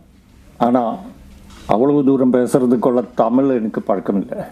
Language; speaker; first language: Tamil; non-native, learner; Malayalam